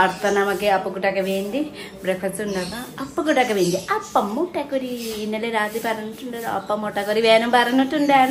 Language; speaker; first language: Malayalam; non-native, learner; Nepali